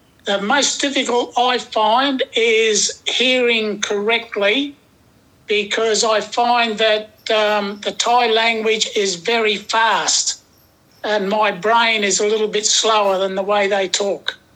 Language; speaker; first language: English; native; English